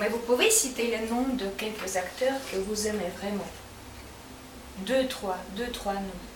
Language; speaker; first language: French; non-native, fluent; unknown